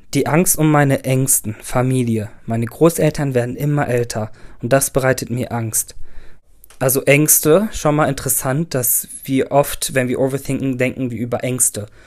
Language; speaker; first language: German; early bilingual, other home language; Turkish